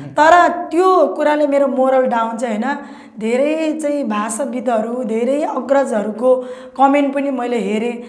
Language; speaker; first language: Nepali; non-native, local second language; Eastern Tamang